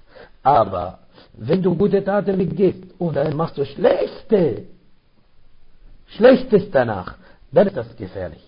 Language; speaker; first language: German; non-native, fluent; Arabic